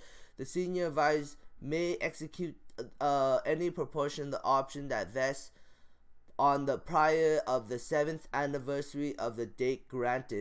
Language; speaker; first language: English; native; English